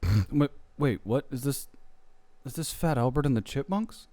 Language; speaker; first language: English; native; English